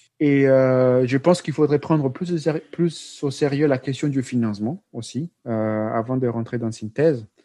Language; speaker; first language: French; non-native, fluent; Spanish